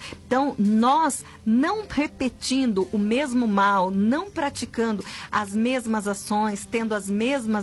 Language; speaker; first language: Portuguese; native; Portuguese